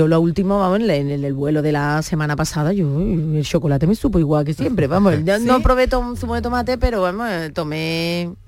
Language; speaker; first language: Spanish; native; Spanish